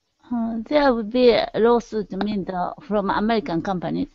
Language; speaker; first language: English; non-native, learner; Japanese